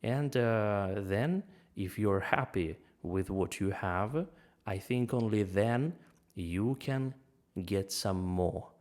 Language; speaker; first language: English; non-native, fluent; Russian